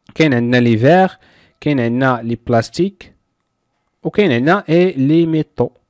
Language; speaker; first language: French; non-native, local second language; Arabic